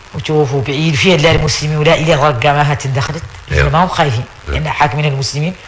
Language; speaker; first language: Arabic; early bilingual, heritage; Arabic